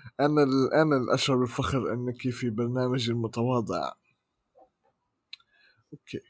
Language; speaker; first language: Arabic; native; Arabic